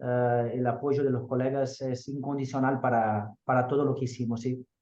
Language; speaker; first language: Spanish; non-native, fluent; Portuguese